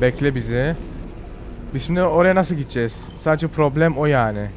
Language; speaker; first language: Turkish; early bilingual, heritage; Turkish